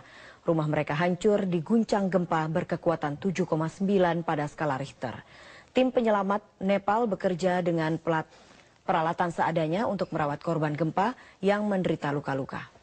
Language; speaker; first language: Indonesian; native; Indonesian